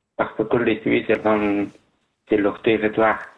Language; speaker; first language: French; non-native, learner; Persian